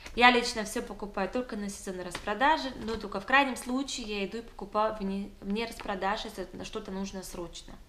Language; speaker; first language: Russian; native; Russian